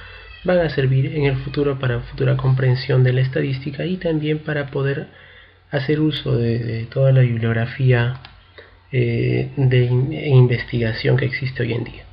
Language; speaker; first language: Spanish; native; Spanish